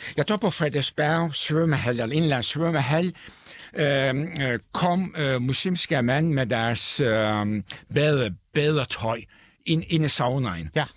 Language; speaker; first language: Danish; non-native, fluent; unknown